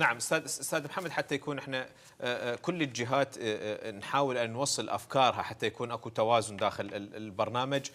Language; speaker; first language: Arabic; native; Arabic